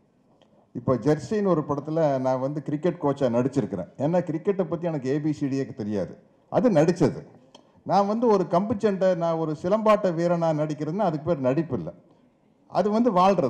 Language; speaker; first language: Tamil; native; Tamil